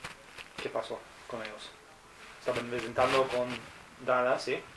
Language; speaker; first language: Spanish; non-native, learner; English